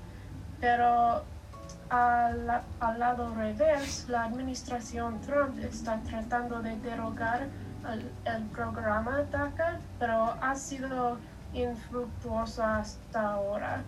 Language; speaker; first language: Spanish; non-native, learner; English